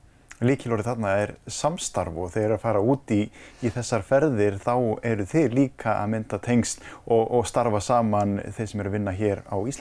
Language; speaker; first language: Icelandic; native; Icelandic